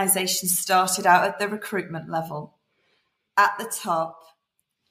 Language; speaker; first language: English; native; English